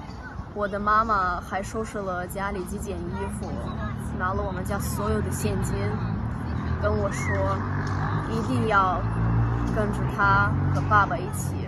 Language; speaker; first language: Chinese; non-native, fluent; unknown